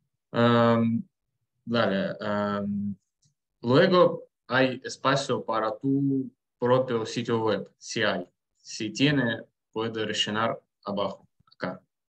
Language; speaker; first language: Spanish; non-native, learner; Russian